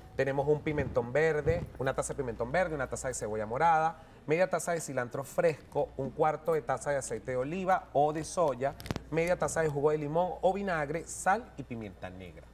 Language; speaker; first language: Spanish; native; Spanish